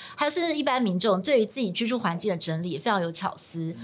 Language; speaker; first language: Chinese; native; Chinese